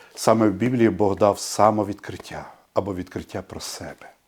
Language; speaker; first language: Ukrainian; native; Ukrainian